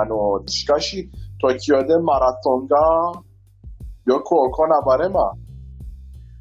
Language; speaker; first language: Japanese; non-native, learner; Persian